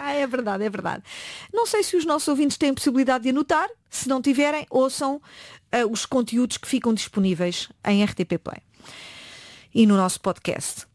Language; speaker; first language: Portuguese; native; Portuguese